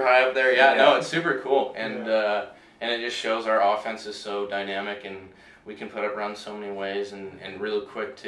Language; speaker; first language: English; native; English